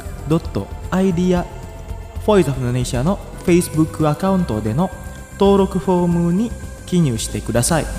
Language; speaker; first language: Japanese; non-native, fluent; Indonesian